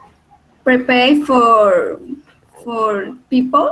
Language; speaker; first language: English; non-native, learner; Spanish